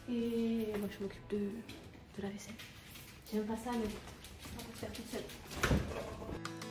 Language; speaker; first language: French; native; French